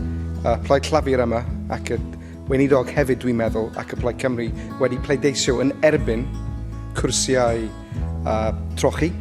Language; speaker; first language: Welsh; non-native, fluent; English